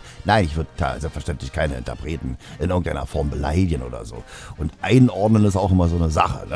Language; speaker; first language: German; native; German